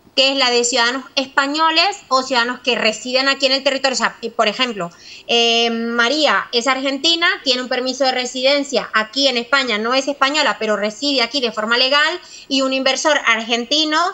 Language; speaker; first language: Spanish; native; Spanish